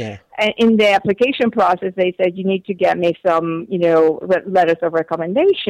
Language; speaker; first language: English; non-native, fluent; Spanish